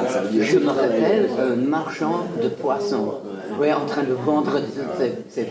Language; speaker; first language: French; non-native, fluent; English